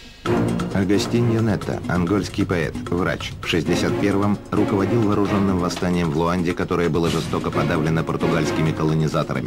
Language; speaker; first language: Russian; native; Russian